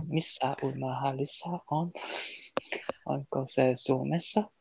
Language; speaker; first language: Finnish; non-native, learner; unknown